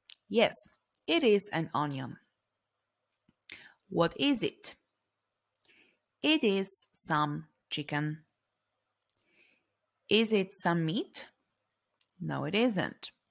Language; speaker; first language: English; non-native, fluent; Polish